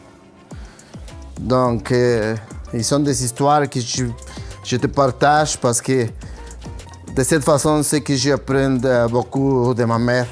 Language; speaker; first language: French; non-native, learner; Spanish